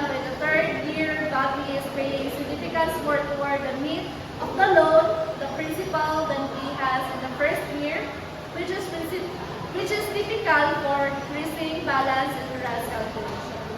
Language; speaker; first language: English; non-native, local second language; Cebuano